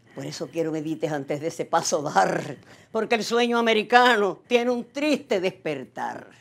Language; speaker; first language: Spanish; native; Spanish